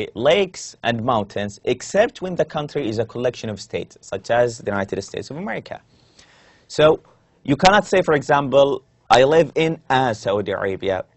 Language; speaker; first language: English; non-native, fluent; Arabic